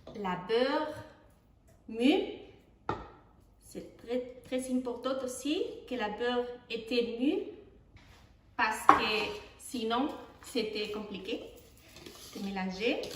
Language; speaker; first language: French; non-native, fluent; Spanish